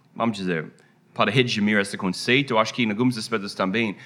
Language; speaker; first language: Portuguese; non-native, fluent; English